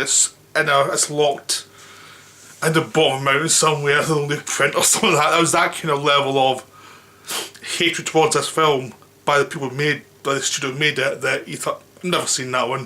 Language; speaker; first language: English; native; English